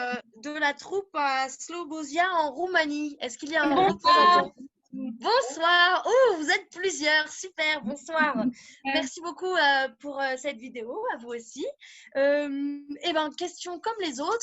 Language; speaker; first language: French; native; French